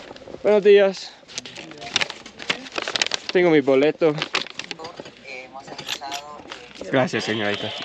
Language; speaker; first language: Spanish; non-native, learner; English